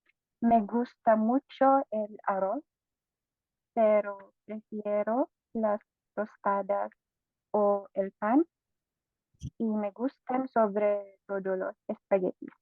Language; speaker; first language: Spanish; non-native, learner; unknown